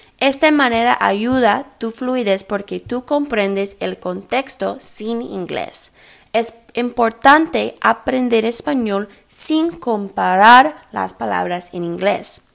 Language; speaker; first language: Spanish; early bilingual, heritage; English